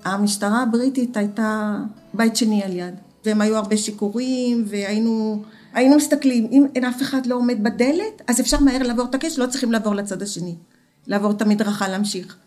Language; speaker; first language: Hebrew; early bilingual, other home language; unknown